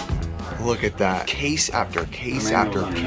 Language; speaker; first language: English; native; English